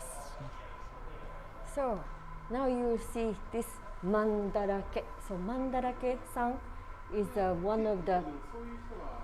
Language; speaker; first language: English; non-native, fluent; Japanese